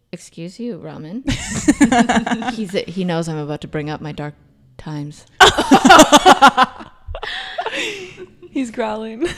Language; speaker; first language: English; native; English